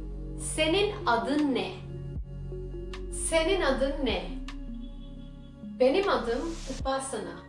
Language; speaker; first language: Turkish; non-native, fluent; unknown